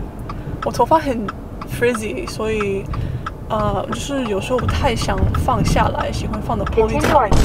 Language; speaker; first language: Chinese; early bilingual, heritage; Chinese